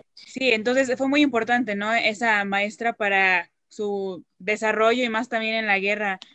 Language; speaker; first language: Spanish; native; Spanish